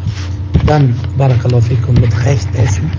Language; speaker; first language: German; non-native, fluent; Arabic